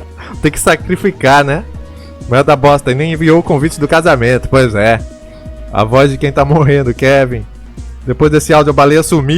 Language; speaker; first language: Portuguese; native; Portuguese